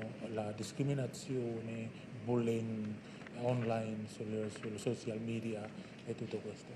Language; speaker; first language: Italian; non-native, fluent; Indonesian